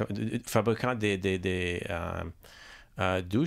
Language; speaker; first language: French; non-native, learner; Italian